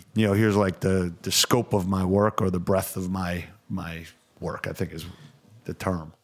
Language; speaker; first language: English; native; English